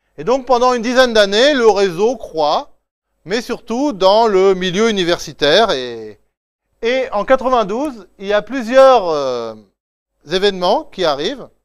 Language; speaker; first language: French; native; French